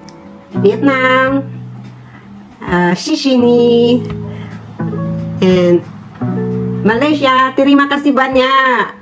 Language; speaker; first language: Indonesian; non-native, learner; Waray